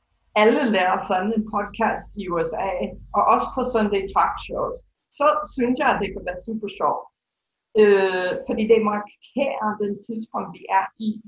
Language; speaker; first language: Danish; non-native, fluent; English